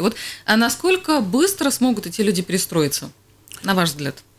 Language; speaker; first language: Russian; native; Russian